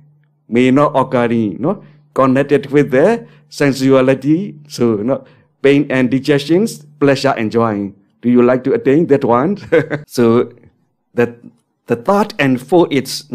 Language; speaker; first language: English; non-native, learner; Burmese